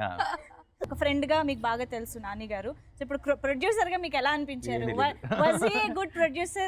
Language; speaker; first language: Telugu; native; Telugu